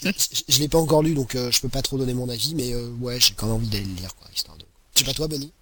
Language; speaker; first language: French; native; French